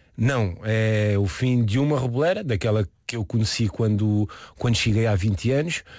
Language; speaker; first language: Portuguese; early bilingual, heritage; Portuguese